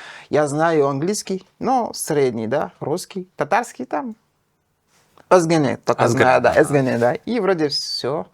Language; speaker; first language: Russian; non-native, fluent; French